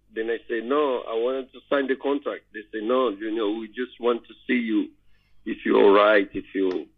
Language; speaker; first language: English; non-native, learner; Portuguese